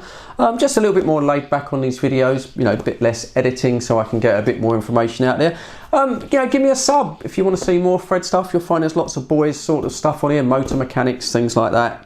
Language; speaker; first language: English; native; English